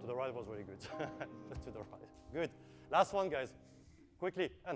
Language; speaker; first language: English; non-native, fluent; French